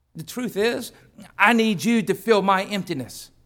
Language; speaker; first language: English; native; English